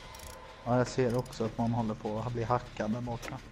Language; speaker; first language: Swedish; native; Swedish